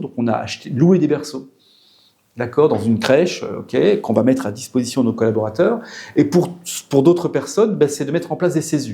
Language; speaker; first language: French; native; French